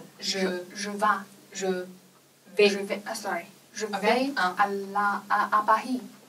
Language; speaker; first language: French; non-native, learner; Chinese